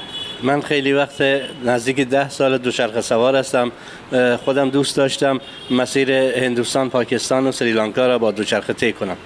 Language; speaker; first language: Persian; non-native, local second language; Kurdish